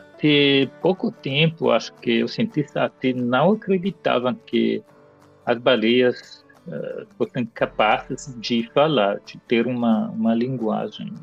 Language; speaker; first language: Portuguese; non-native, fluent; Italian